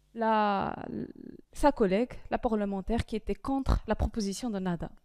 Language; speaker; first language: French; non-native, local second language; Arabic